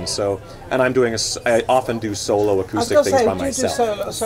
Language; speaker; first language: English; native; English